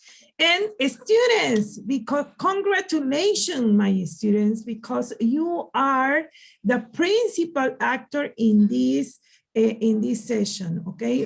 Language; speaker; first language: English; non-native, learner; Spanish